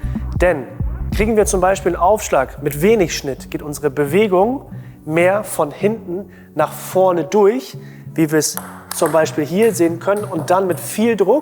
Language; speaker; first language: German; native; German